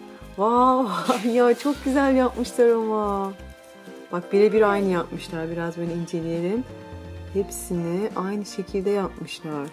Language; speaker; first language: Turkish; native; Turkish